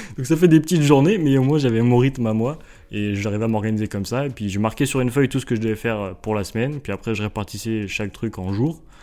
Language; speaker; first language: French; native; French